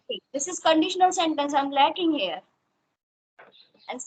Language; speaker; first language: English; non-native, local second language; Hindi